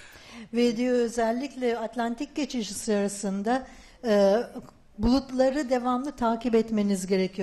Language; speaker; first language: Turkish; native; Turkish